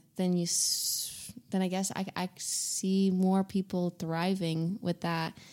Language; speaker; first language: English; early bilingual, other home language; Hindi